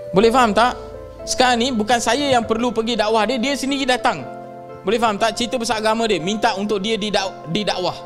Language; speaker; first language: Malay; non-native, local second language; Tamil